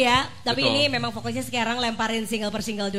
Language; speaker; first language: Indonesian; native; Indonesian